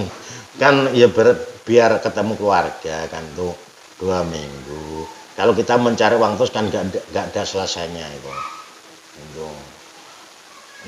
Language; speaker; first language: Indonesian; non-native, local second language; Javanese